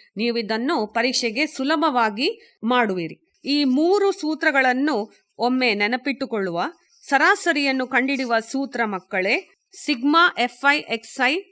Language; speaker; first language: Kannada; native; Kannada